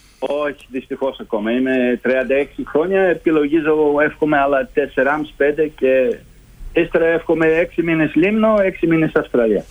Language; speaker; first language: Greek; early bilingual, heritage; Greek